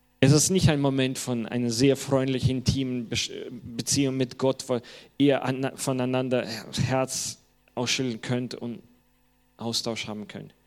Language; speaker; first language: German; non-native, fluent; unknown